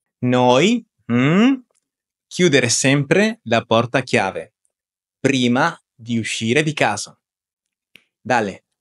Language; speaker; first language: Italian; non-native, fluent; Spanish